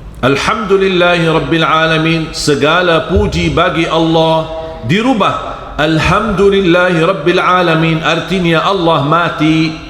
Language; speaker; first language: Malay; non-native, fluent; Arabic